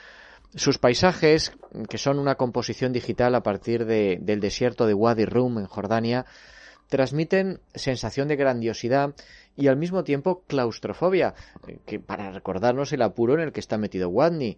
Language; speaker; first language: Spanish; native; Spanish